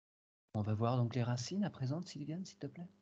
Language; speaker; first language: French; native; French